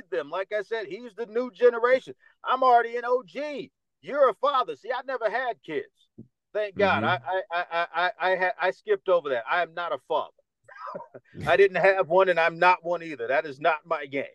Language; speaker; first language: English; early bilingual, other home language; Spanish